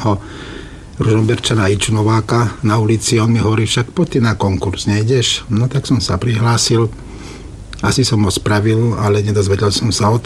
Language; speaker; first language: Slovak; native; Slovak